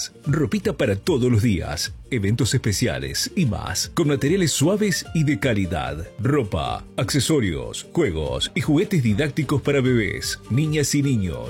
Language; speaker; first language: Spanish; native; Spanish